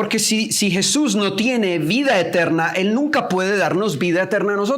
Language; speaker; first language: Spanish; native; Spanish